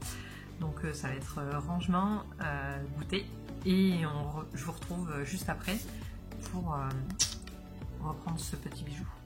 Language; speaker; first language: French; native; French